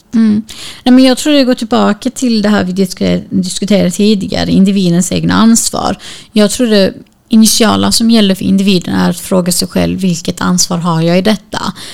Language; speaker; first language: Swedish; early bilingual, other home language; Kurdish